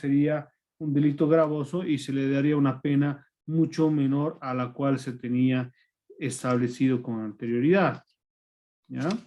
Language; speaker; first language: Spanish; native; Spanish